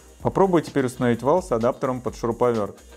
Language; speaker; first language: Russian; native; Russian